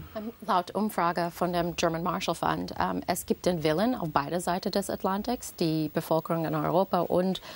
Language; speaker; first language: German; non-native, fluent; English